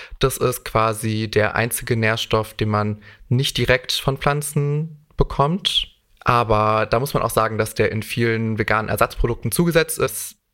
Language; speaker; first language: German; native; German